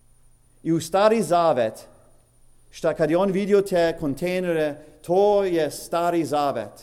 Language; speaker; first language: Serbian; early bilingual, heritage; English